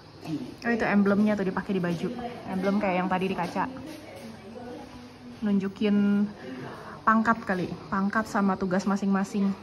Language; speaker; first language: Indonesian; native; Indonesian